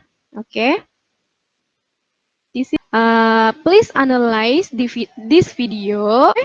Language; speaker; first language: English; non-native, fluent; Indonesian